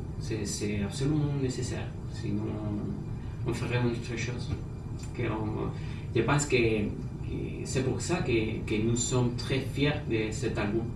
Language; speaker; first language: French; non-native, fluent; Spanish